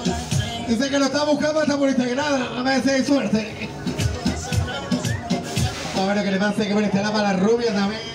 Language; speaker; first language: Spanish; native; Spanish